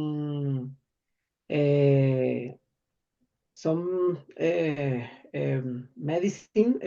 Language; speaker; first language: English; non-native, learner; Spanish